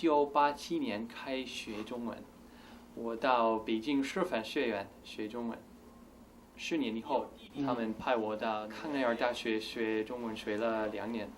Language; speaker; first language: Chinese; non-native, fluent; English